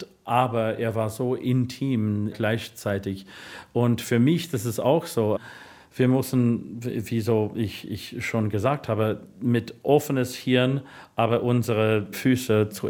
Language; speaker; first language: German; non-native, fluent; English